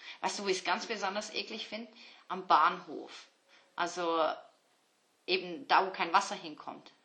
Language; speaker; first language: German; early bilingual, other home language; Turkish